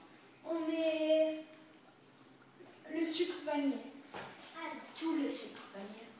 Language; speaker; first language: French; early bilingual, other home language; English